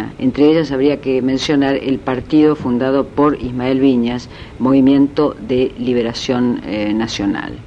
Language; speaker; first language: Spanish; native; Spanish